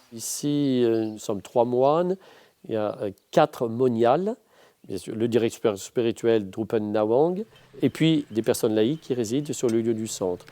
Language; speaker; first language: French; native; French